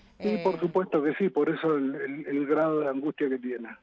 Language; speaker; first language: Spanish; native; Spanish